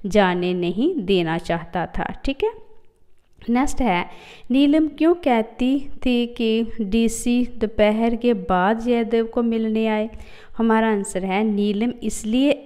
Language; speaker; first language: Hindi; non-native, local second language; Punjabi